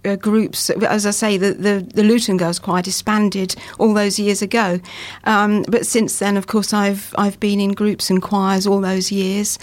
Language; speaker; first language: English; native; English